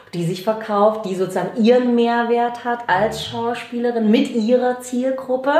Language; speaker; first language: German; native; German